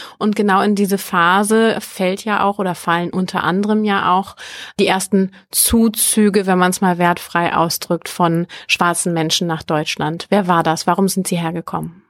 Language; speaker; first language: German; native; German